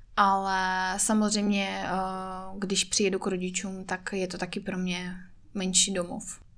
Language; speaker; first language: Czech; non-native, fluent; Russian